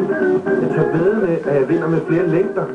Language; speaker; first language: Danish; native; Danish